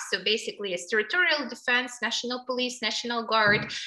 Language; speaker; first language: English; non-native, fluent; Ukrainian